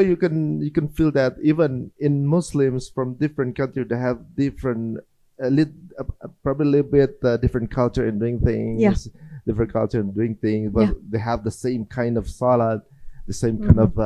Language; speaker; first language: English; non-native, fluent; Indonesian